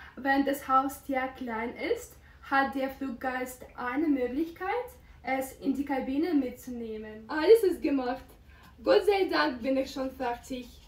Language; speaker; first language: German; non-native, fluent; Russian